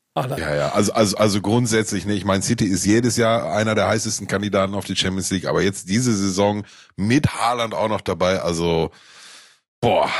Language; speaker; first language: German; native; German